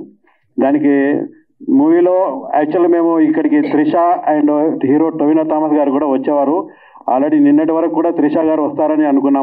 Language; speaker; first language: Telugu; native; Telugu